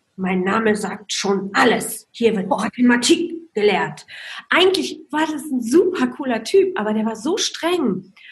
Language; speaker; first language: German; non-native, fluent; Polish